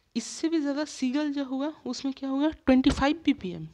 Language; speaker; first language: Hindi; non-native, local second language; Bangla